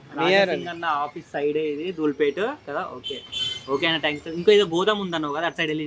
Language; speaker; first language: Telugu; native; Telugu